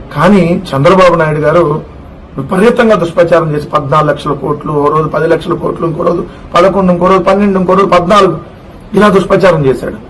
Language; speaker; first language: Telugu; native; Telugu